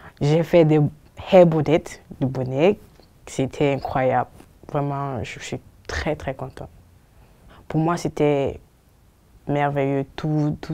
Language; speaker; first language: French; native; French